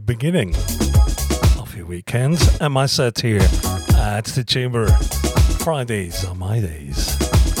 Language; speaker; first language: English; non-native, fluent; Swiss German